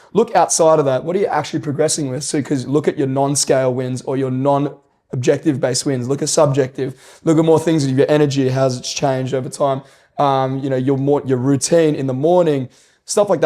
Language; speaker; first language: English; native; English